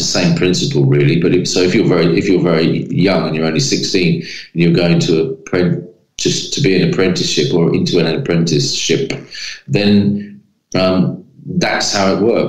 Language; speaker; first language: English; native; English